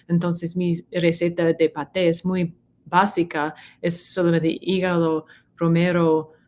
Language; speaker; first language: Spanish; non-native, learner; English